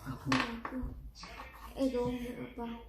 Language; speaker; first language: Korean; non-native, learner; Filipino